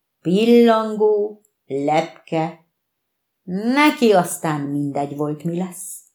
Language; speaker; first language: Hungarian; native; Hungarian